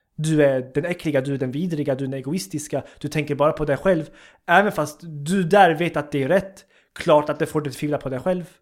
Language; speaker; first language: Swedish; early bilingual, other home language; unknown